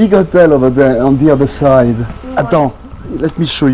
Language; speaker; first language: English; non-native, learner; French